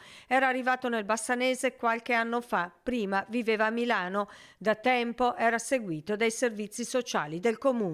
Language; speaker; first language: Italian; native; Italian